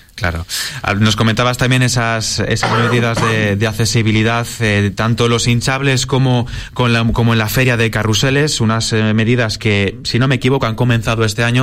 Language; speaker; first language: Spanish; native; Spanish